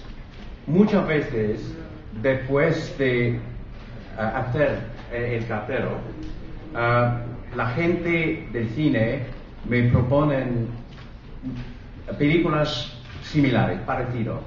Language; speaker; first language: Spanish; non-native, fluent; English